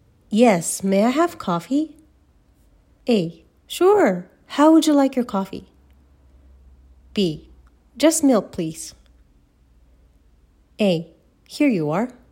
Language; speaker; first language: English; non-native, fluent; Japanese